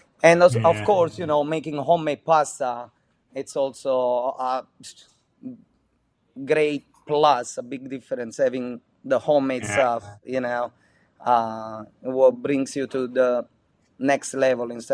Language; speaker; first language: English; non-native, fluent; Italian